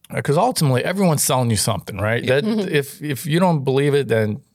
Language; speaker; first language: English; non-native, fluent; Ukrainian